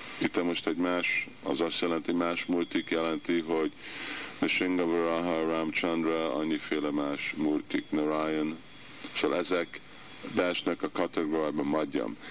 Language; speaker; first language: Hungarian; early bilingual, heritage; Hungarian